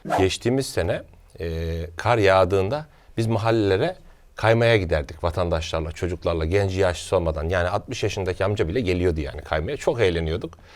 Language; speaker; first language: Turkish; native; Turkish